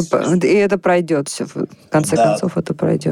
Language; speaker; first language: Russian; native; Russian